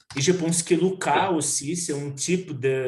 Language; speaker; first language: French; non-native, learner; Portuguese